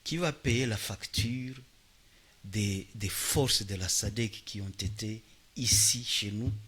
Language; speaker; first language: French; non-native, local second language; Swahili